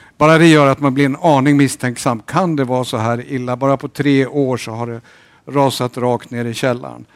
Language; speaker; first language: Swedish; native; Swedish